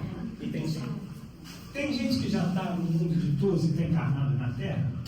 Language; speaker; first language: Portuguese; native; Portuguese